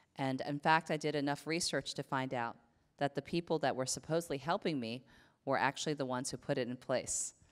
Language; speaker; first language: English; native; English